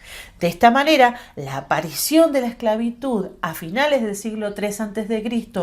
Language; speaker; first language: Spanish; native; Spanish